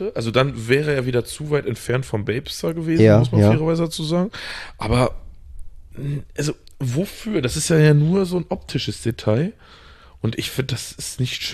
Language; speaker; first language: German; native; German